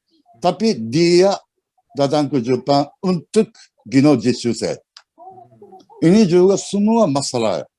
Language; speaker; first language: Indonesian; non-native, learner; Japanese